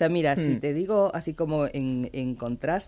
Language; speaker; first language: Spanish; native; Spanish